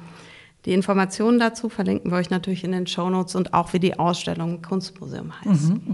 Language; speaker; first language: German; native; German